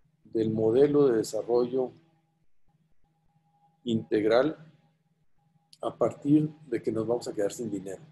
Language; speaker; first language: Spanish; native; Spanish